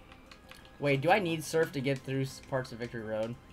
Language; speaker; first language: English; native; English